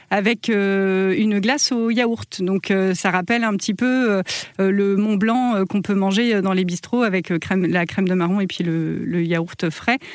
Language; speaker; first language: French; native; French